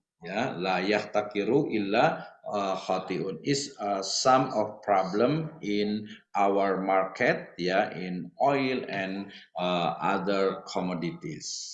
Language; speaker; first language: English; non-native, learner; Indonesian